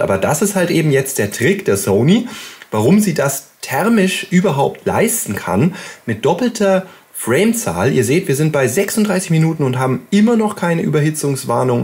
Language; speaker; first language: German; native; German